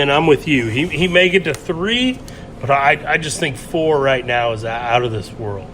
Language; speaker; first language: English; native; English